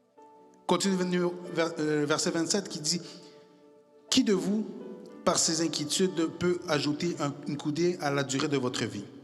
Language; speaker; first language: French; non-native, fluent; Spanish